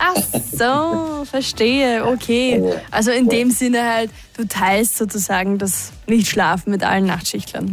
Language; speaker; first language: German; native; German